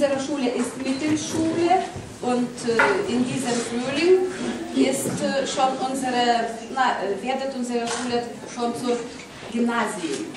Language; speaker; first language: German; non-native, learner; Lithuanian